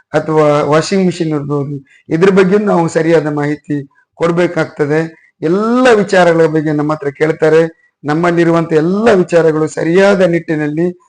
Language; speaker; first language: Kannada; non-native, local second language; Urdu